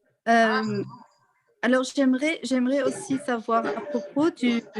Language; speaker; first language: French; non-native, local second language; Arabic